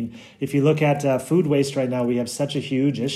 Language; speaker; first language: English; native; English